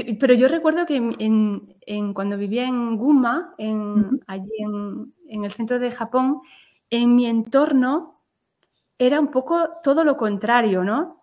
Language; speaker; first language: Spanish; native; Spanish